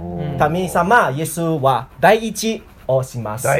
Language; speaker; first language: Japanese; non-native, learner; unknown